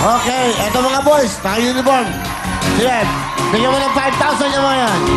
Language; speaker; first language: Filipino; native; Filipino